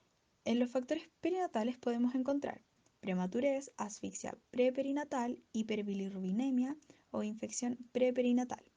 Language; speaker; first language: Spanish; native; Spanish